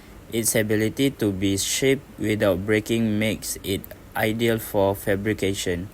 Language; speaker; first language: English; non-native, local second language; Malay